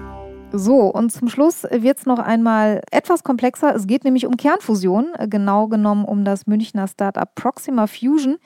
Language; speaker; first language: German; native; German